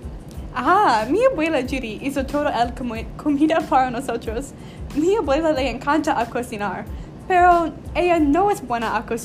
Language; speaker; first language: Spanish; non-native, learner; English